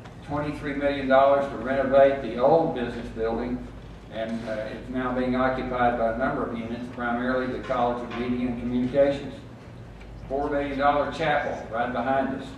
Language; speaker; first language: English; native; English